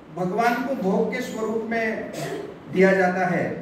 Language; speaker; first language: Hindi; non-native, local second language; Marathi